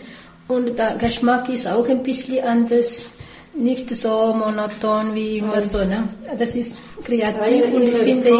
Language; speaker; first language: German; non-native, learner; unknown